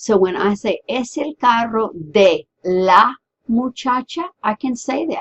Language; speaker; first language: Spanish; non-native, fluent; English